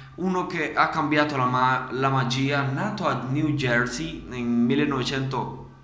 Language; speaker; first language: Italian; early bilingual, other home language; Spanish